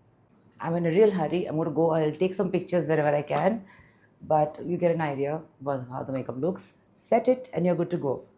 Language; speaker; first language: English; non-native, local second language; Bangla